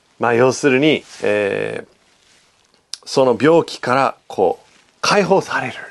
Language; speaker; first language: Japanese; non-native, fluent; English